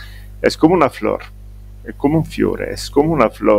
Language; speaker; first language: Spanish; non-native, fluent; Italian